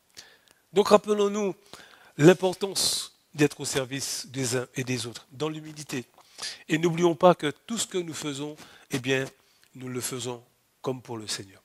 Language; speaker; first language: French; native; French